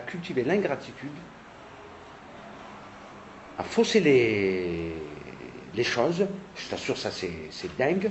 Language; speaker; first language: French; non-native, local second language; Kabyle